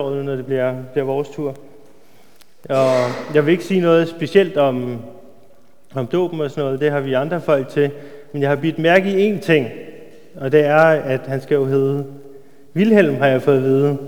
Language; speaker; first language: Danish; native; Danish